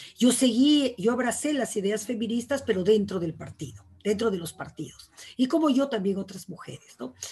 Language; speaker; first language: Spanish; native; Spanish